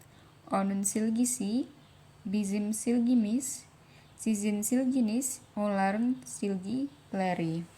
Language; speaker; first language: Turkish; non-native, fluent; Indonesian